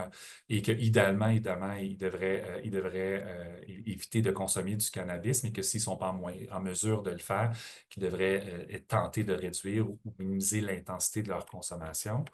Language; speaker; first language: French; native; French